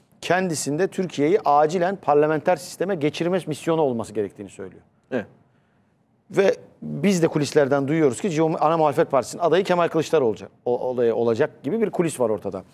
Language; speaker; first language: Turkish; native; Turkish